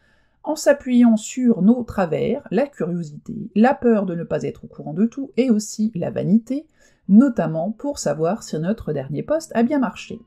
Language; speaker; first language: French; native; French